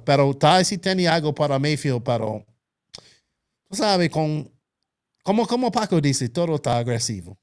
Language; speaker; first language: Spanish; non-native, local second language; English